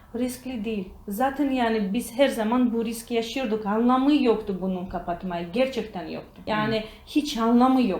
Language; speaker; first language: Turkish; non-native, learner; Georgian